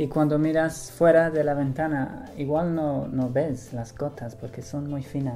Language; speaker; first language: Spanish; non-native, fluent; English